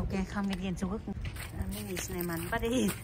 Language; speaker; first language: German; non-native, learner; Vietnamese